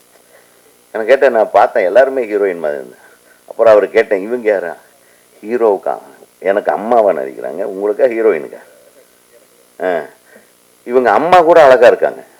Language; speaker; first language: Tamil; native; Tamil